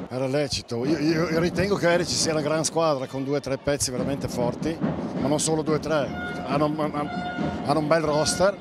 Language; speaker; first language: Italian; non-native, local second language; German